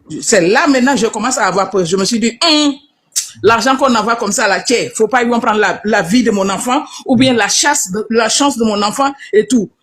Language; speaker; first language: French; non-native, local second language; Wolof